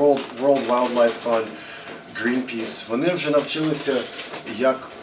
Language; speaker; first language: Ukrainian; early bilingual, heritage; English